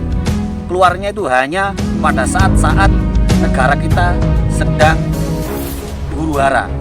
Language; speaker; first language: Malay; non-native, local second language; Javanese